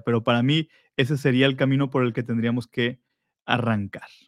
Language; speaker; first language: Spanish; native; Spanish